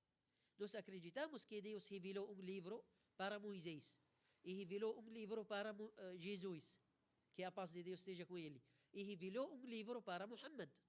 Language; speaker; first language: Portuguese; non-native, fluent; Arabic